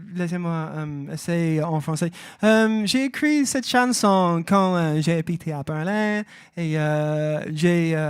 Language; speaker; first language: French; non-native, learner; English